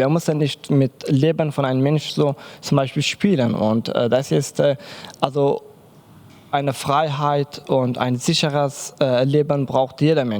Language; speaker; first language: German; non-native, learner; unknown